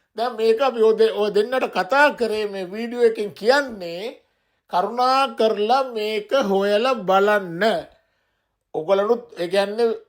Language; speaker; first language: Sinhala; non-native, local second language; Tamil